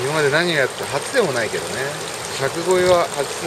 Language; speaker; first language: Japanese; native; Japanese